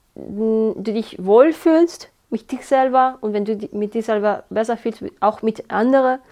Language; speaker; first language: German; non-native, fluent; Spanish